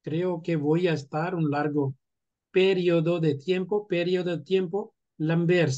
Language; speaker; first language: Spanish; non-native, fluent; Urdu